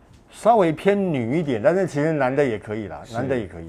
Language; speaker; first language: Chinese; native; Chinese